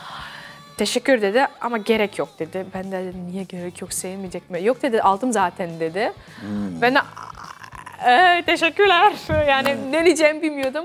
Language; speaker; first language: Turkish; early bilingual, heritage; Dutch